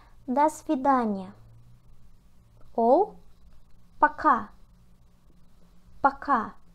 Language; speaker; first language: Russian; non-native, learner; Portuguese